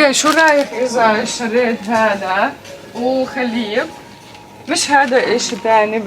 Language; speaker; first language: Arabic; non-native, learner; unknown